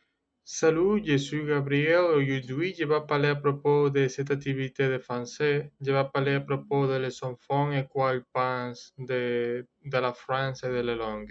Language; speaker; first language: French; non-native, learner; Spanish